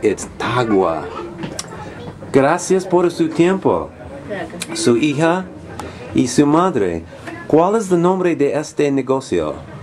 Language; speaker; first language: Spanish; non-native, learner; English